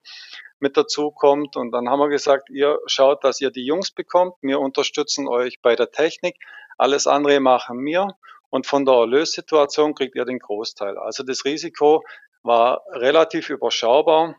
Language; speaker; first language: German; native; German